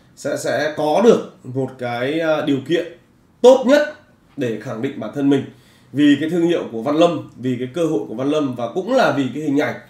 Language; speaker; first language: Vietnamese; native; Vietnamese